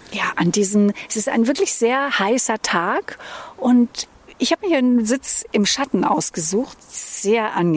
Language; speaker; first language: German; native; German